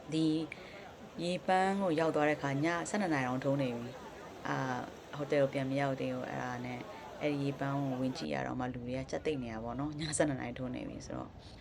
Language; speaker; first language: Burmese; non-native, local second language; Kachin